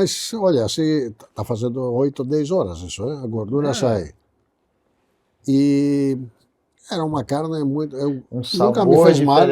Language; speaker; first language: Portuguese; non-native, fluent; Greek